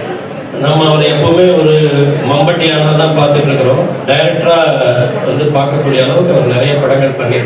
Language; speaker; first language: Tamil; native; Tamil